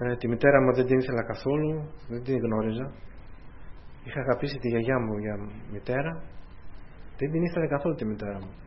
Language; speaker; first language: Greek; early bilingual, heritage; Greek